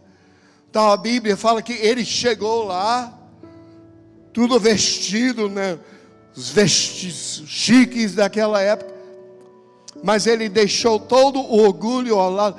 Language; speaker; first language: Portuguese; non-native, fluent; English